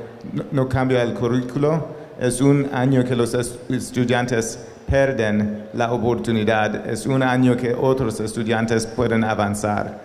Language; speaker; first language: Spanish; non-native, learner; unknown